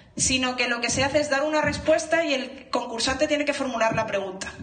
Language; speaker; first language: Spanish; native; Spanish